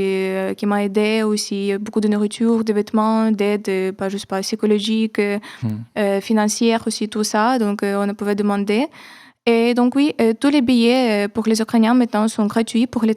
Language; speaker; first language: French; non-native, fluent; Ukrainian